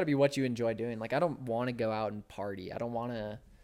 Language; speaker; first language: English; early bilingual, other home language; Spanish